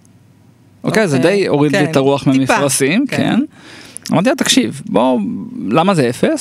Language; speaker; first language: Hebrew; native; Hebrew